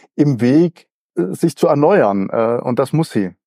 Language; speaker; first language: German; native; German